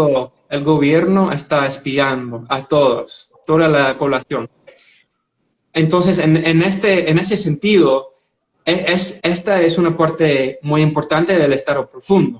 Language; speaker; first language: Spanish; non-native, fluent; English